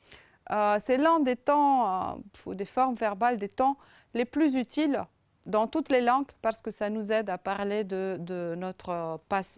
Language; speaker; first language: French; non-native, fluent; Romanian